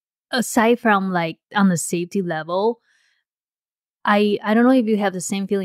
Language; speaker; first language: English; non-native, fluent; Chinese